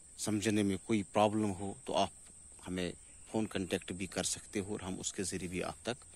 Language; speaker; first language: Urdu; non-native, local second language; Kashmiri